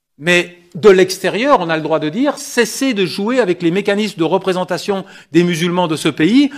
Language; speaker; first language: French; native; French